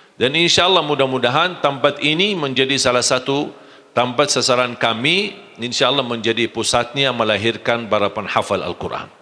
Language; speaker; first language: Malay; non-native, fluent; Arabic